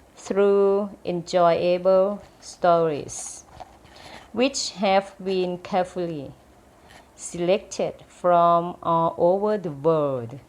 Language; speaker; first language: English; non-native, learner; Thai